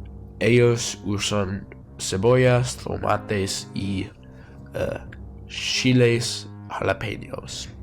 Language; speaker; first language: Spanish; non-native, learner; English